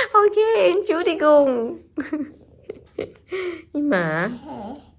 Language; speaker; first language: German; non-native, learner; Thai